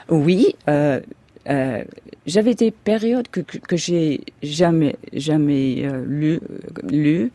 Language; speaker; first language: French; non-native, fluent; English